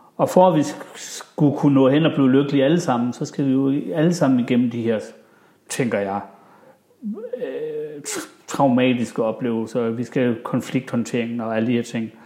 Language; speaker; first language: Danish; early bilingual, other home language; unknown